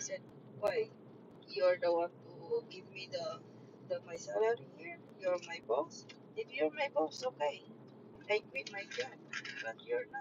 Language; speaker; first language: English; non-native, local second language; Filipino